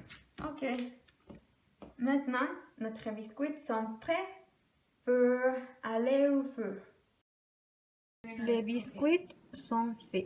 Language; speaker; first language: French; non-native, learner; Spanish